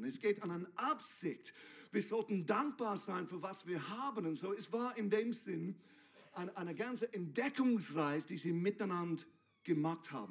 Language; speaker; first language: German; non-native, fluent; English